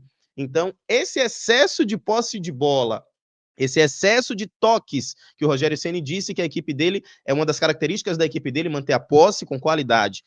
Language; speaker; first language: Portuguese; native; Portuguese